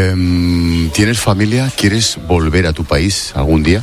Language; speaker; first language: Spanish; native; Spanish